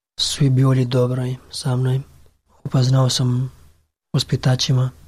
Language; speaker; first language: Serbian; non-native, learner; Pashto